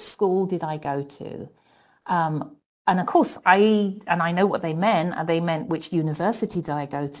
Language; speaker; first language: English; native; English